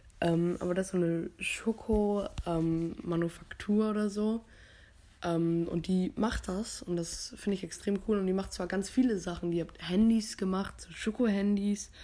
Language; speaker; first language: German; native; German